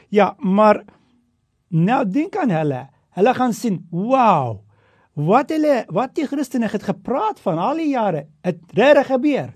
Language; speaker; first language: Afrikaans; non-native, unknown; Turkish